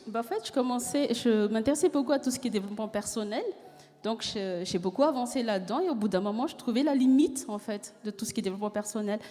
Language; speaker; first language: French; non-native, local second language; Malagasy